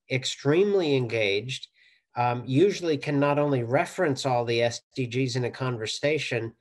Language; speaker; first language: English; native; English